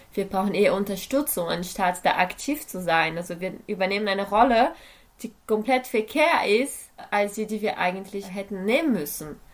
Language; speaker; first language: German; non-native, fluent; Portuguese